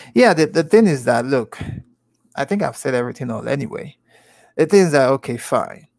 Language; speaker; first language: English; non-native, local second language; Igbo